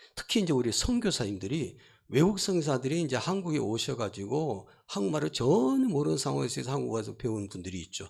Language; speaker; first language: Korean; native; Korean